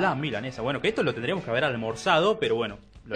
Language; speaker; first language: Spanish; native; Spanish